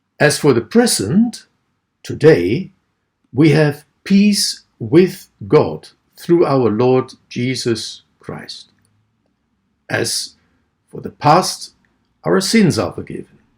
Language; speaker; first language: English; non-native, fluent; Dutch